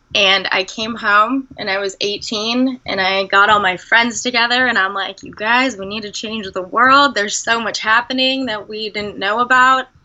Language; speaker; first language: English; native; English